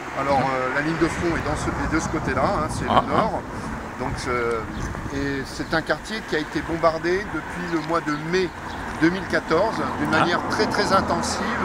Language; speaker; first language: French; native; French